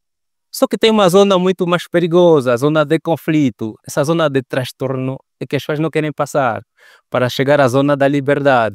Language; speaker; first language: Portuguese; native; Portuguese